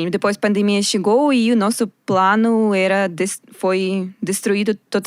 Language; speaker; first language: Portuguese; non-native, learner; Russian